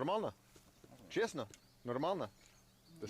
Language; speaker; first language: Russian; non-native, learner; English